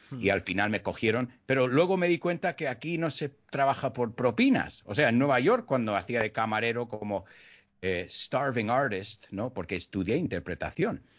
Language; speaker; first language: Spanish; early bilingual, heritage; Spanish